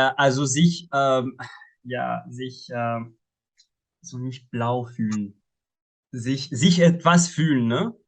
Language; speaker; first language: German; non-native, fluent; Arabic